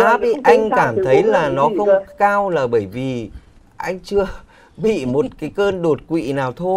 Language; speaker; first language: Vietnamese; native; Vietnamese